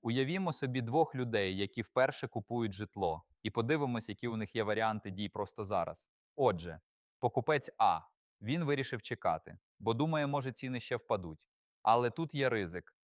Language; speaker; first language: Ukrainian; native; Ukrainian